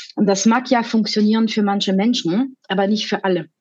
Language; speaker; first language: German; non-native, fluent; French